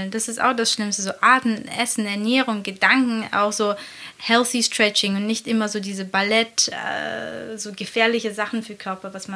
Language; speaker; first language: German; non-native, fluent; Latvian